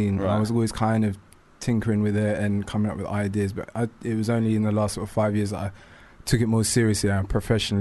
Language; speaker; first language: English; native; English